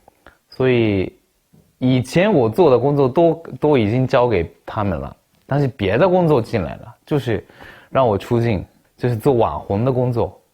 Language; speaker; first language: Chinese; non-native, fluent; Japanese